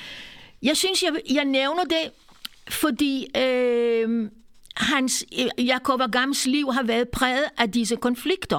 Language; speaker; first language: Danish; non-native, fluent; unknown